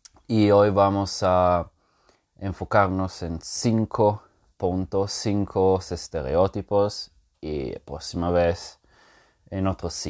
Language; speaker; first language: Spanish; non-native, fluent; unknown